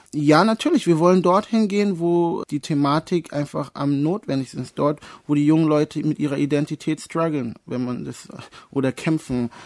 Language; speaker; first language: German; early bilingual, other home language; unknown